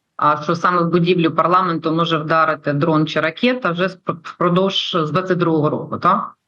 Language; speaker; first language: Ukrainian; native; Ukrainian